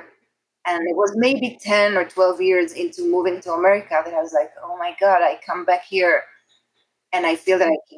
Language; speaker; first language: English; non-native, fluent; Hebrew